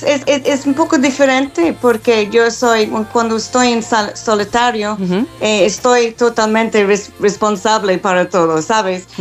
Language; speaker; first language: Spanish; non-native, fluent; English